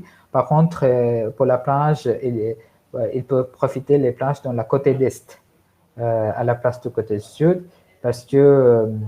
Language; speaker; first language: French; non-native, fluent; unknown